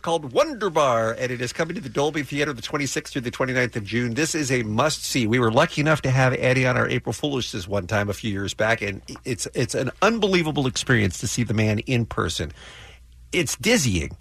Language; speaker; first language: English; native; English